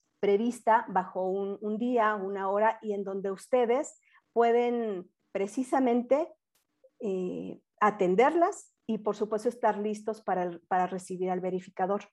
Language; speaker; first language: Spanish; native; Spanish